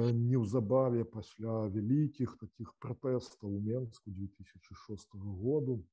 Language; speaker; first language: Polish; non-native, learner; Belarusian